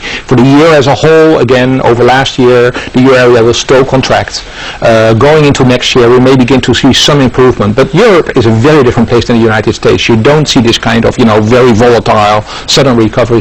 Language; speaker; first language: English; non-native, fluent; Dutch